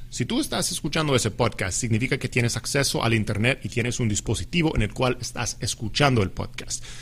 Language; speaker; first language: Spanish; non-native, fluent; English